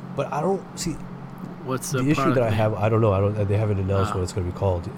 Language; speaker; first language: English; early bilingual, other home language; Hindi